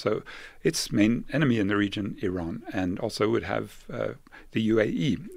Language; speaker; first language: English; native; English